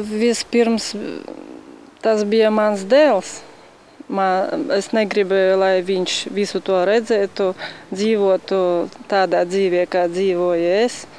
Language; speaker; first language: Latvian; non-native, local second language; Russian